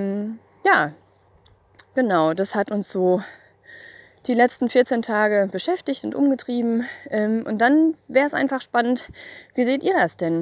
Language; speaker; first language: German; native; German